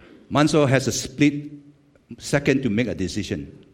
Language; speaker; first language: English; non-native, local second language; Chinese